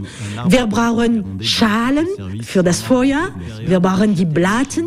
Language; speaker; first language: German; non-native, learner; French